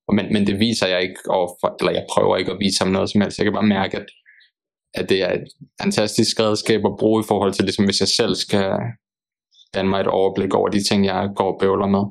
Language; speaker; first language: Danish; early bilingual, other home language; Bosnian